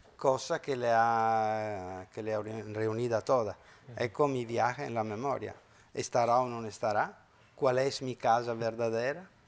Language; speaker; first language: Spanish; non-native, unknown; Italian